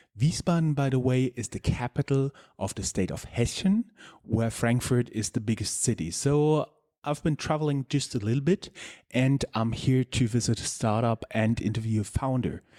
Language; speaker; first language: English; non-native, fluent; German